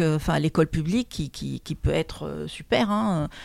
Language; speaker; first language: French; non-native, local second language; Arabic